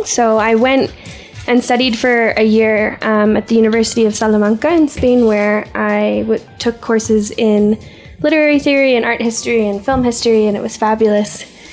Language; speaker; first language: English; native; English